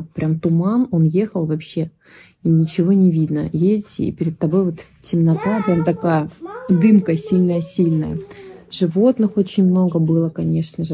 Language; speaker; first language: Russian; native; Russian